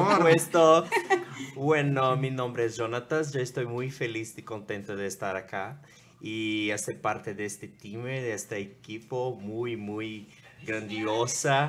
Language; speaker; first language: Spanish; non-native, learner; Portuguese